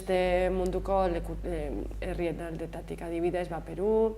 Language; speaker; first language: Basque; native; Basque